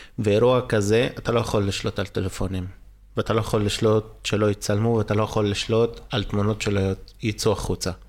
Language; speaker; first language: Hebrew; non-native, local second language; Arabic